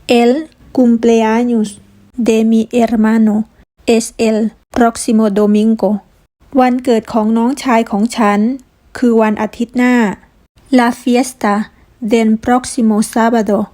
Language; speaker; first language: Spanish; non-native, fluent; Thai